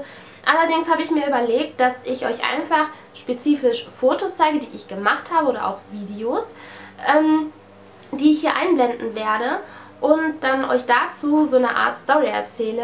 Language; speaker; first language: German; native; German